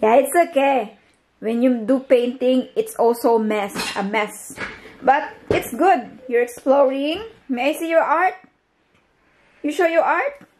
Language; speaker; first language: English; non-native, learner; Filipino